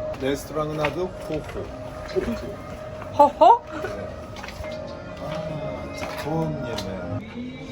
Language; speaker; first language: Turkish; non-native, learner; Korean